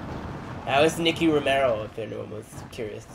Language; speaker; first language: English; native; English